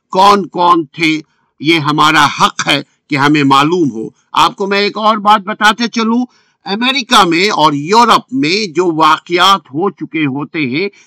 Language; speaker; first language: Urdu; native; Urdu